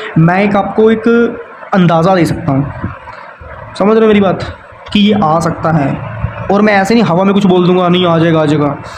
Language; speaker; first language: Hindi; native; Hindi